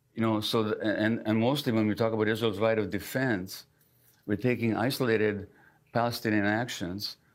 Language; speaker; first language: English; early bilingual, other home language; Hungarian